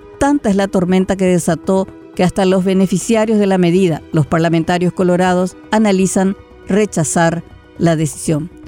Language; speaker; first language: Spanish; native; Spanish